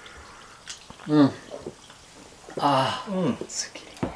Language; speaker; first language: Japanese; non-native, learner; English